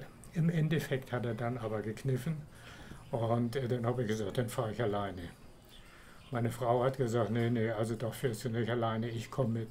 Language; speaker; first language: German; native; German